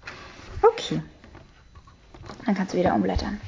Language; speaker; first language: German; native; German